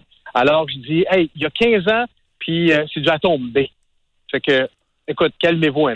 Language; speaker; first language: French; native; French